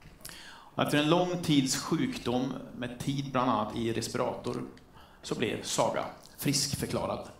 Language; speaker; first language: Swedish; native; Swedish